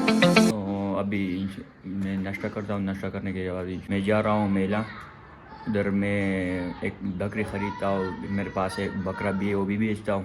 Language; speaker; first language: Hindi; non-native, local second language; Pashto